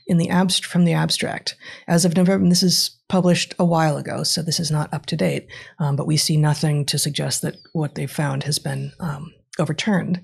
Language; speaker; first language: English; native; English